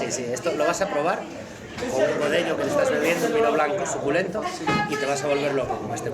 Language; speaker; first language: Spanish; native; Spanish